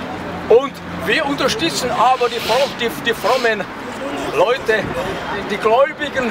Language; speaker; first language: German; non-native, fluent; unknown